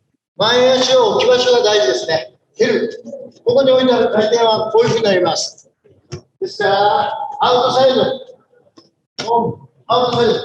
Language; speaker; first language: Japanese; native; Japanese